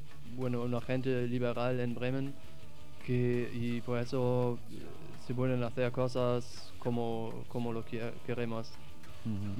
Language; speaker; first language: Spanish; non-native, fluent; German